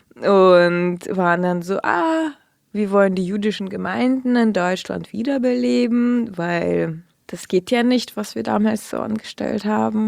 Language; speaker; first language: German; early bilingual, other home language; Russian